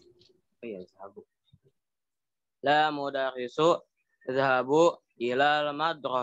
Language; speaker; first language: Arabic; non-native, learner; Indonesian